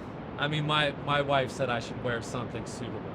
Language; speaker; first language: English; native; English